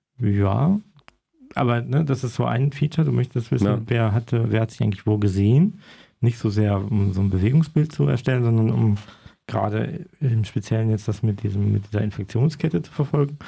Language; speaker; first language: German; native; German